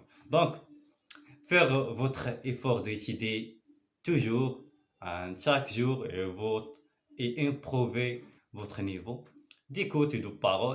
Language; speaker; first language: French; non-native, learner; Arabic